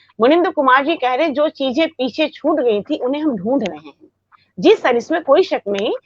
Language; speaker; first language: Hindi; native; Hindi